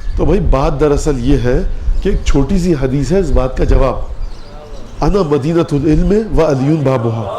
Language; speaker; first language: Urdu; native; Urdu